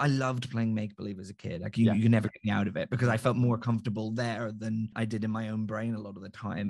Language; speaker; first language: English; native; English